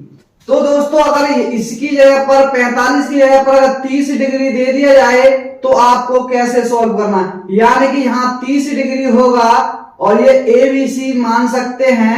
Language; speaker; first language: Hindi; native; Hindi